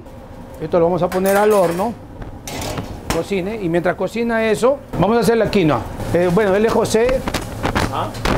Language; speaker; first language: Spanish; native; Spanish